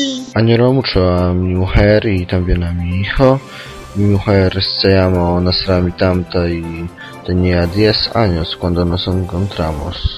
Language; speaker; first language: Spanish; non-native, learner; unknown